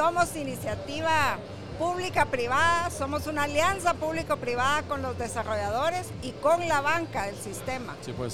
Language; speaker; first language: Spanish; native; Spanish